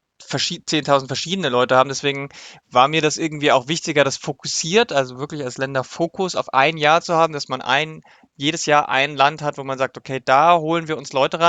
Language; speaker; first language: German; native; German